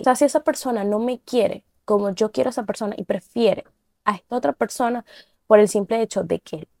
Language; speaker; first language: Spanish; native; Spanish